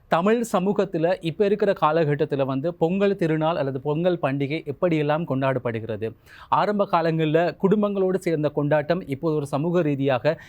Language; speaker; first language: Tamil; native; Tamil